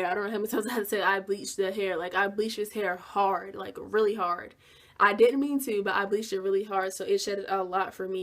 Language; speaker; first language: English; native; English